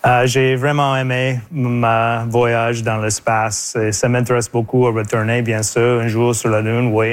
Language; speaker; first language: French; non-native, local second language; English